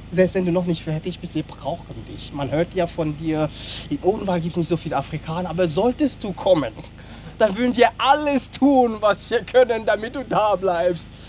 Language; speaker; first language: German; non-native, fluent; French